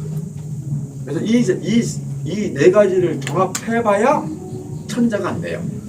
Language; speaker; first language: Korean; native; Korean